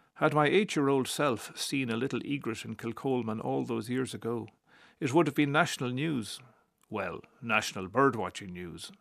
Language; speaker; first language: English; native; English